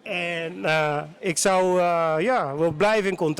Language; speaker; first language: Dutch; non-native, local second language; Papiamento